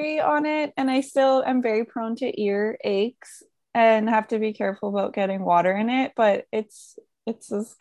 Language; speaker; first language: English; native; English